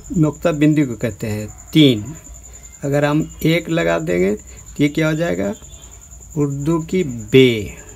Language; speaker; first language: Hindi; native; Hindi